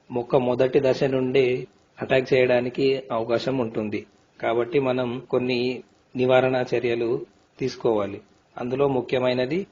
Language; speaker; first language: Telugu; native; Telugu